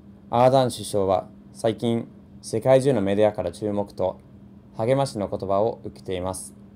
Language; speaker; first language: Japanese; non-native, fluent; English